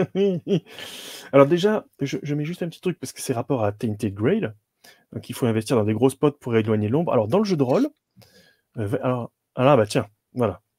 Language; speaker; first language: French; native; French